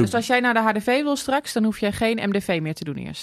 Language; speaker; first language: Dutch; native; Dutch